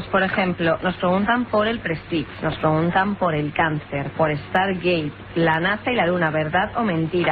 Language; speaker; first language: Spanish; native; Spanish